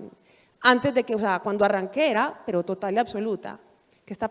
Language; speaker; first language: Spanish; native; Spanish